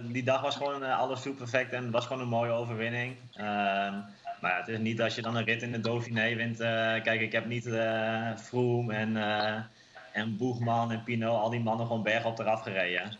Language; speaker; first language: Dutch; native; Dutch